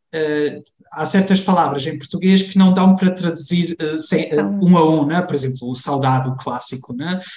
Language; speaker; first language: Portuguese; early bilingual, heritage; Portuguese